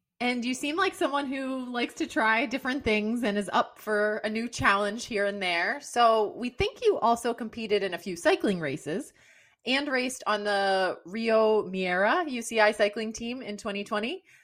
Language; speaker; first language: English; native; English